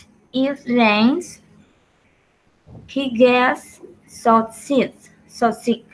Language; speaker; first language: English; non-native, learner; Spanish